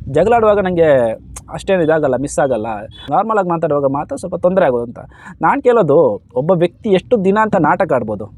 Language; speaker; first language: Kannada; native; Kannada